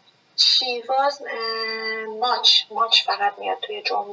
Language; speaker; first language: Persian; native; Persian